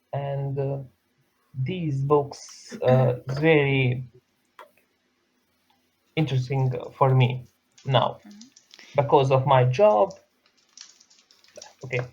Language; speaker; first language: English; non-native, learner; Serbian